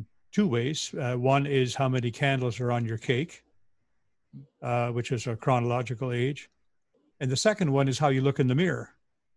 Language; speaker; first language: English; native; English